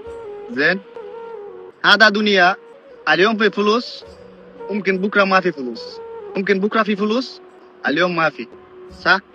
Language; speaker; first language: Arabic; non-native, learner; Bangla